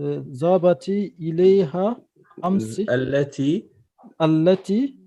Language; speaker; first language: Arabic; non-native, learner; French